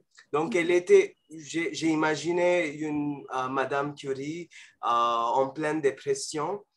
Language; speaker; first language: French; non-native, fluent; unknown